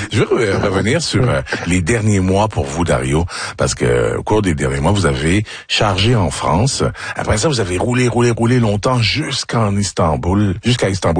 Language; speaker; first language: French; native; French